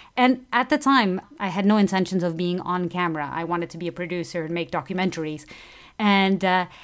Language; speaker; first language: English; non-native, fluent; Portuguese